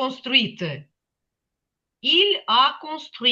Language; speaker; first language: French; non-native, fluent; Ukrainian